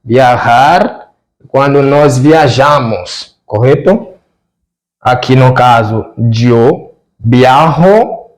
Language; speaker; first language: Portuguese; non-native, fluent; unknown